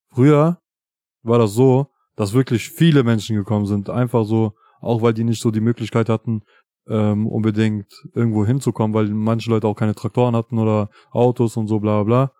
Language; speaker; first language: German; early bilingual, other home language; Albanian